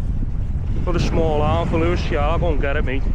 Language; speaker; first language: English; native; English